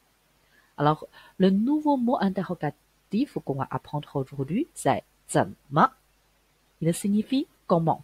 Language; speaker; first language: French; non-native, fluent; Chinese